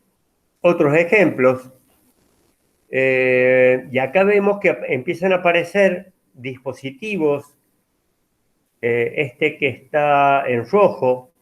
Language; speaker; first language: Spanish; native; Spanish